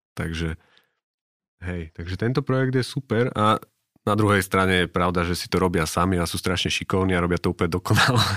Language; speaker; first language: Slovak; native; Slovak